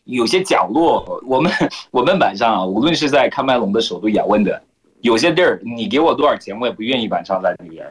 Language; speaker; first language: Chinese; non-native, fluent; French